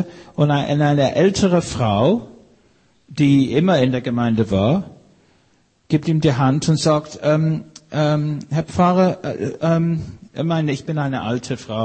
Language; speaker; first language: German; non-native, fluent; English